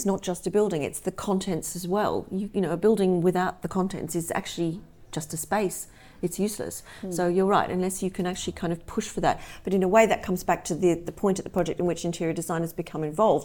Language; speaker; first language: English; native; English